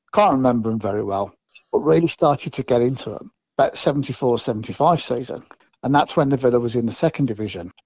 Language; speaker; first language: English; native; English